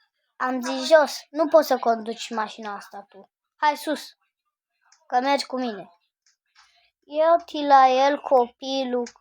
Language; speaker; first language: Romanian; native; Romanian